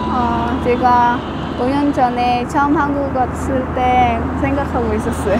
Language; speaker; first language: Korean; early bilingual, other home language; Khmer